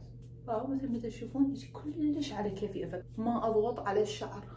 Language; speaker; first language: Arabic; native; Arabic